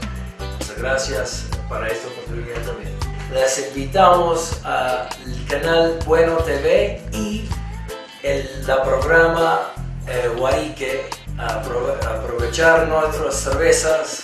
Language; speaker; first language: Spanish; non-native, fluent; English